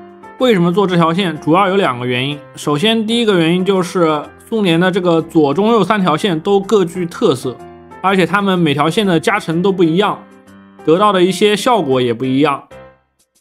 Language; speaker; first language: Chinese; native; Chinese